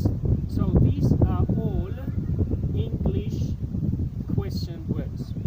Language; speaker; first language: English; non-native, fluent; Tajik